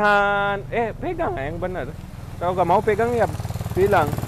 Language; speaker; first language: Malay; non-native, fluent; Urdu